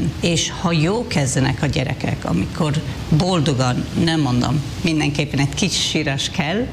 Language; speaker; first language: Hungarian; non-native, fluent; Hebrew